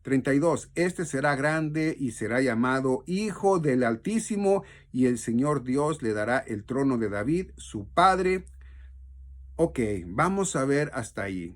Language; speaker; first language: Spanish; native; Spanish